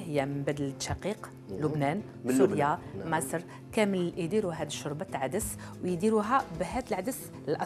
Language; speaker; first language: Arabic; native; Arabic